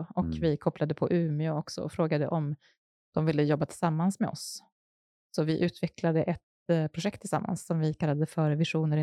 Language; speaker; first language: Swedish; native; Swedish